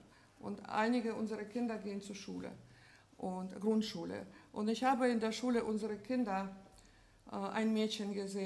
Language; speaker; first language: German; non-native, fluent; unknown